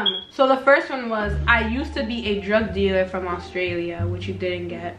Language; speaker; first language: English; native; English